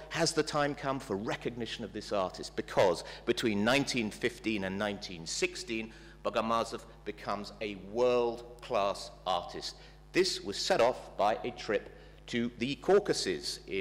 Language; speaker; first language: English; native; English